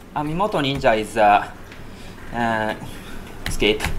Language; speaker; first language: English; non-native, learner; Japanese